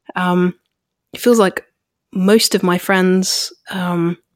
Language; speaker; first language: English; native; English